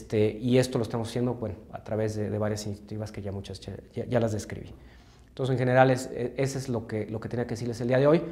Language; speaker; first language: Spanish; native; Spanish